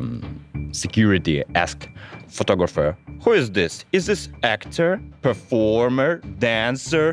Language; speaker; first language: English; non-native, fluent; Russian